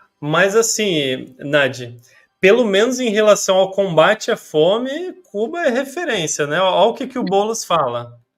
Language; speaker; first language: Portuguese; native; Portuguese